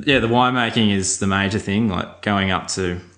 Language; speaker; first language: English; native; English